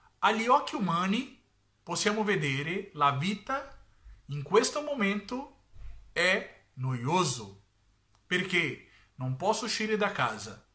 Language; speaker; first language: Italian; non-native, learner; Portuguese